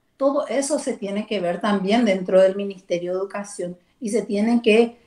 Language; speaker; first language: Spanish; native; Spanish